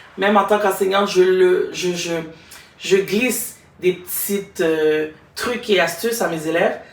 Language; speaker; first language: French; native; French